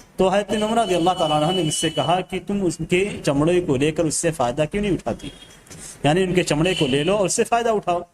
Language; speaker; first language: Urdu; native; Urdu